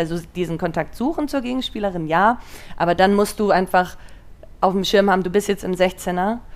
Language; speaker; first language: German; native; German